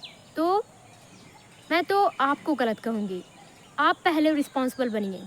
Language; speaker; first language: Hindi; non-native, local second language; Bhojpuri